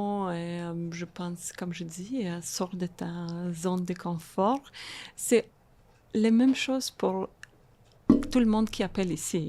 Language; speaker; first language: French; non-native, fluent; Russian